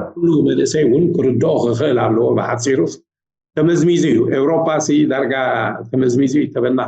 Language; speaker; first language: Tigrinya; native; Tigrinya